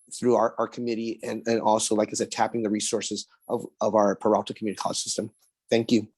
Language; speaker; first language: English; early bilingual, other home language; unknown